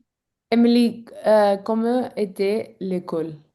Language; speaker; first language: French; non-native, learner; English